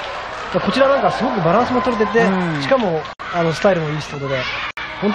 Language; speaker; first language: Japanese; native; Japanese